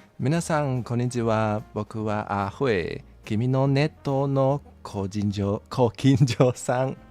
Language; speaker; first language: Japanese; non-native, learner; Min Nan Chinese